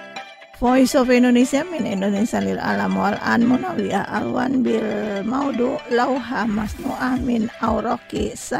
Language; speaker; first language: Arabic; non-native, fluent; Indonesian